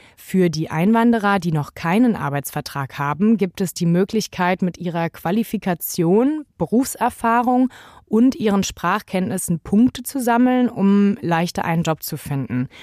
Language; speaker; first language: German; native; German